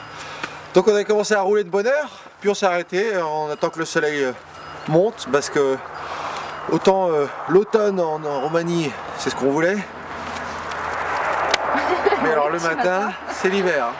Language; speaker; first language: French; native; French